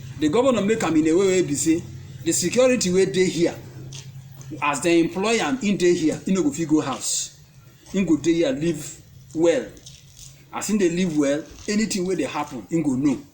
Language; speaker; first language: Nigerian Pidgin; non-native, local second language; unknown